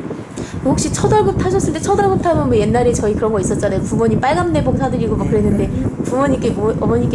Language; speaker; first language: Korean; native; Korean